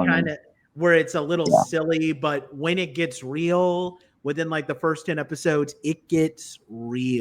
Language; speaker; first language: English; native; English